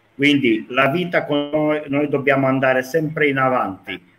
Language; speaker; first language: Italian; non-native, fluent; Greek